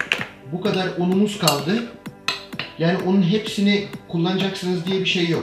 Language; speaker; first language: Turkish; native; Turkish